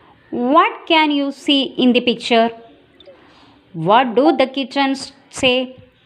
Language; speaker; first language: English; non-native, local second language; Malayalam